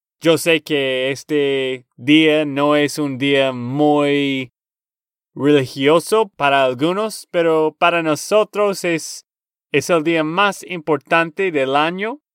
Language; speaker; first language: Spanish; non-native, learner; English